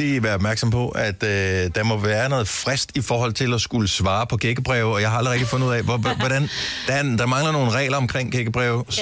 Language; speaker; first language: Danish; native; Danish